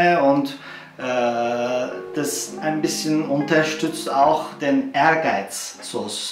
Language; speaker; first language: German; non-native, fluent; Turkish